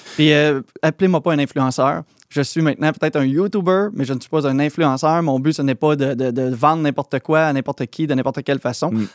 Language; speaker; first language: French; native; French